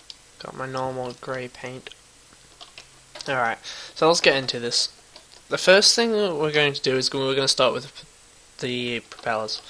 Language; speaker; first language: English; native; English